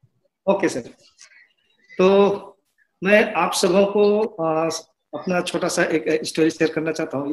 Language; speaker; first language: Hindi; non-native, local second language; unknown